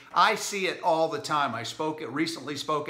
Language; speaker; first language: English; native; English